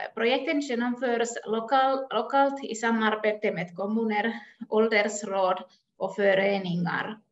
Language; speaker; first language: Swedish; non-native, local second language; Finnish